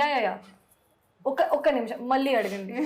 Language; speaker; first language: Telugu; non-native, fluent; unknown